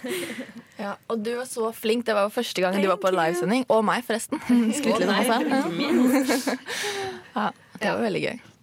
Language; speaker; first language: Norwegian; native; Norwegian